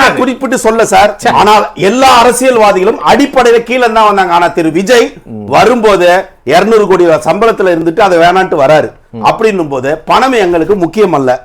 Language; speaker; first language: Tamil; native; Tamil